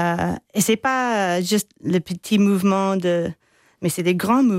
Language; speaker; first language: French; non-native, fluent; English